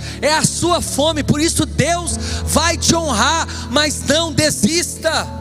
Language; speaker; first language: Portuguese; native; Portuguese